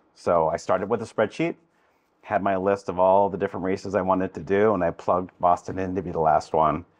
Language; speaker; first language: English; native; English